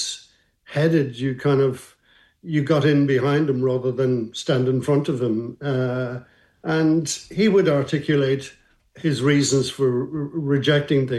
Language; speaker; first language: English; native; English